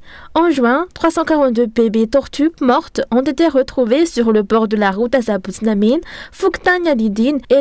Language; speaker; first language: French; non-native, local second language; Malagasy